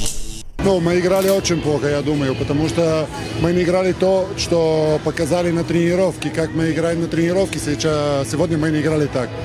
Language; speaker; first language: Russian; non-native, learner; Bulgarian